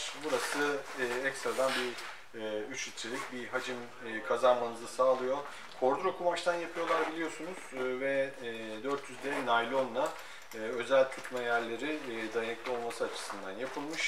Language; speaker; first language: Turkish; native; Turkish